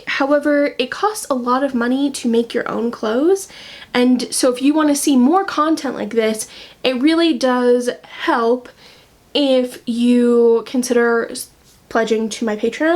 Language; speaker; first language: English; native; English